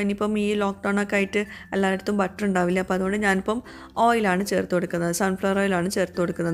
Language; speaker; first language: Malayalam; native; Malayalam